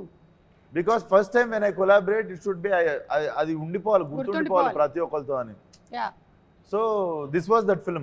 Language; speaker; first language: Telugu; native; Telugu